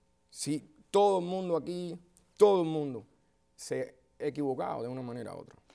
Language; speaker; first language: Spanish; early bilingual, heritage; Spanish